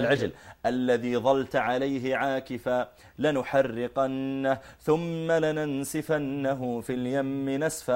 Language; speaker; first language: Arabic; native; Arabic